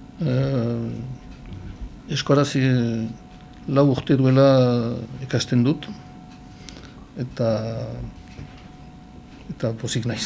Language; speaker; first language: Basque; non-native, learner; French